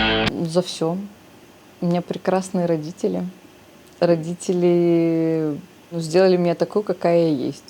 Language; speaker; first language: Russian; native; Russian